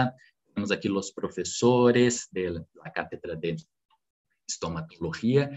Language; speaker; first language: Spanish; non-native, fluent; Portuguese